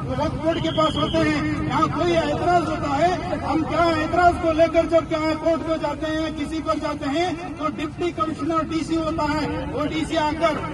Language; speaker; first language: Urdu; native; Urdu